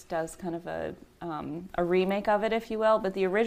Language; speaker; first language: English; native; English